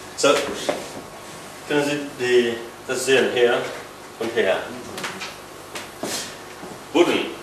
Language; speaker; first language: German; non-native, learner; French